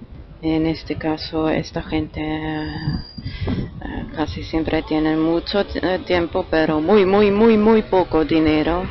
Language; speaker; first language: Spanish; non-native, fluent; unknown